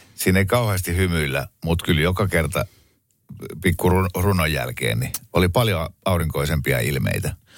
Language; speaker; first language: Finnish; native; Finnish